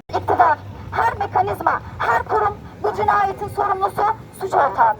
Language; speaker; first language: Turkish; native; Turkish